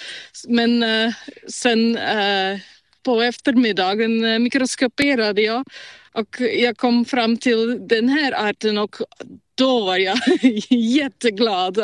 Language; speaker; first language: Swedish; non-native, fluent; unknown